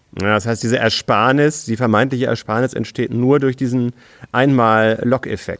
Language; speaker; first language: German; native; German